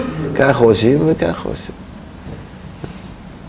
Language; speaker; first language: Hebrew; non-native, fluent; Russian